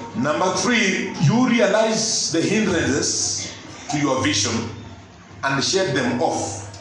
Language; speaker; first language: English; non-native, local second language; Swahili